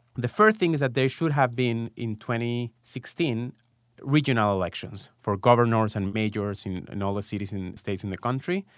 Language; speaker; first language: English; non-native, fluent; Spanish